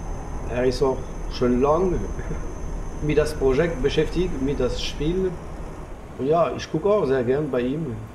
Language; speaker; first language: German; non-native, fluent; French